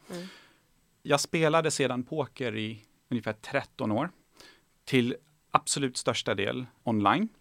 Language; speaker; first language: Swedish; early bilingual, other home language; Persian